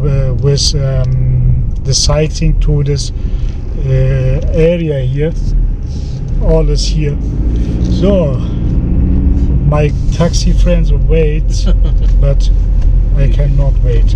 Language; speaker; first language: English; non-native, learner; Turkish